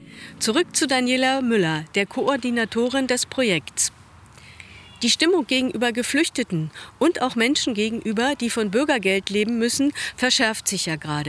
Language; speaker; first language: German; native; German